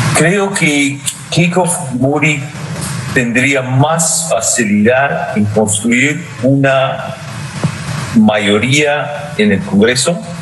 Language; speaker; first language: Spanish; non-native, fluent; English